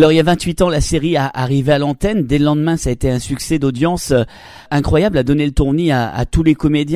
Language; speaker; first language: French; native; French